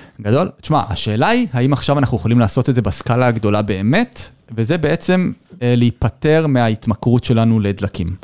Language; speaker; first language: Hebrew; native; Hebrew